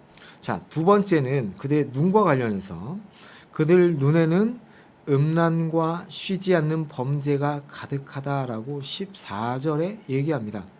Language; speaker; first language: Korean; native; Korean